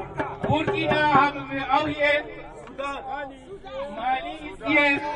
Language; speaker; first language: German; non-native, fluent; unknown